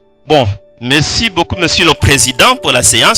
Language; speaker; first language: French; non-native, fluent; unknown